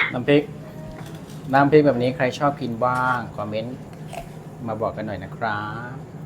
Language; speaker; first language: Thai; non-native, local second language; S'gaw Karen